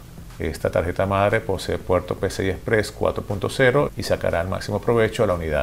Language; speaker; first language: Spanish; native; Spanish